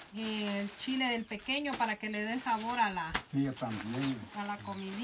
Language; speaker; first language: Spanish; native; Spanish